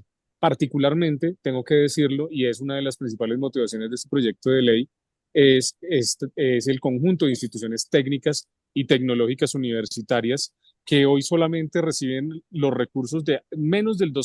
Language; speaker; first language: Spanish; native; Spanish